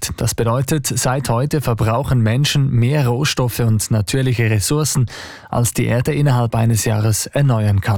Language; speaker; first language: German; native; German